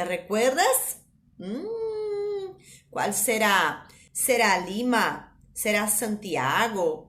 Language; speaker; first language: Spanish; non-native, fluent; Portuguese